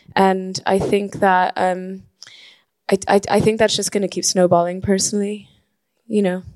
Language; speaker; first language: English; non-native, fluent; Spanish